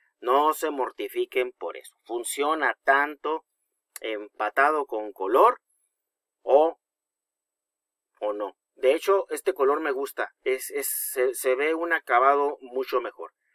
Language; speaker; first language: Spanish; native; Spanish